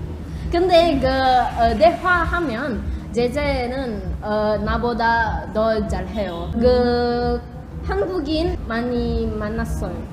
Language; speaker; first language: Korean; non-native, learner; Indonesian